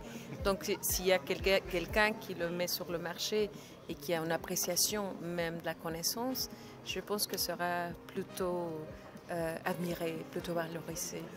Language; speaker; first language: French; non-native, fluent; Spanish